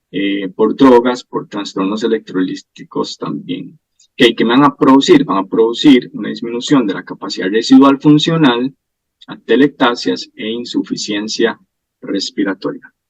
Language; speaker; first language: Spanish; native; Spanish